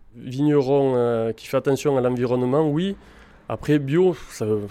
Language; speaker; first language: French; native; French